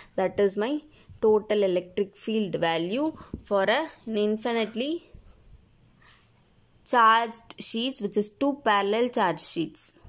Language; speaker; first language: English; non-native, local second language; Tamil